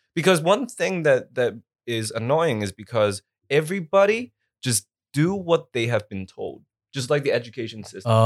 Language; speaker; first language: English; non-native, local second language; Cantonese